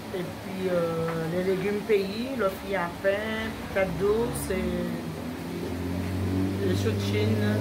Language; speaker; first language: French; non-native, local second language; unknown